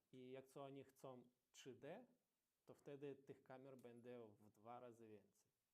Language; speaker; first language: Polish; non-native, learner; Ukrainian